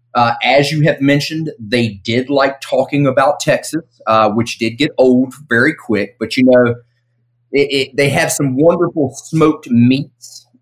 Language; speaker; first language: English; native; English